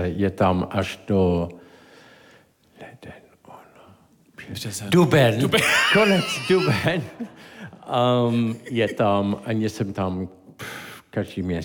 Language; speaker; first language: Czech; non-native, learner; English